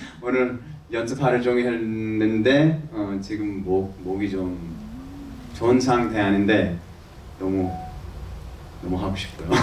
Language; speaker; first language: Korean; early bilingual, heritage; English